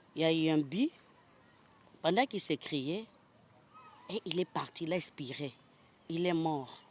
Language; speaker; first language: French; non-native, local second language; Lingala